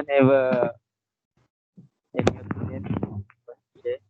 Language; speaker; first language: English; non-native, local second language; Malay